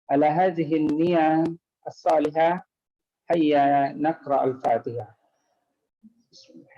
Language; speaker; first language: Arabic; non-native, fluent; Indonesian